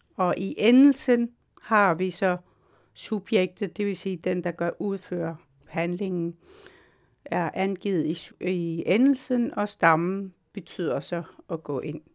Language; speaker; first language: Danish; non-native, local second language; Kalaallisut